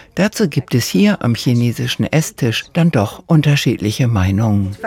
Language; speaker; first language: German; native; German